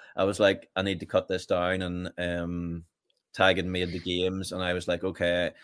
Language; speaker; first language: English; native; English